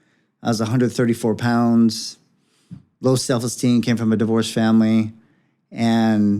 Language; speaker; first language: English; native; English